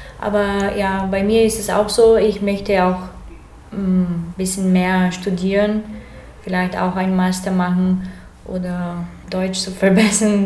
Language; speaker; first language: German; early bilingual, heritage; German